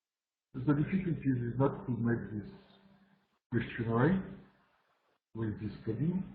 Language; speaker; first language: English; non-native, learner; French